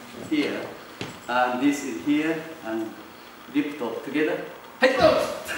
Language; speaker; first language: English; non-native, learner; Japanese